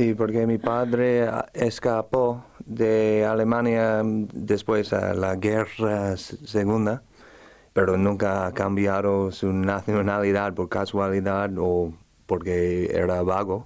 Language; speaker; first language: Spanish; non-native, fluent; English